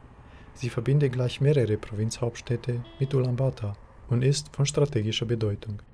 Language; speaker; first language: German; native; German